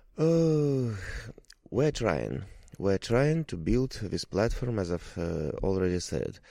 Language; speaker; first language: English; non-native, learner; Russian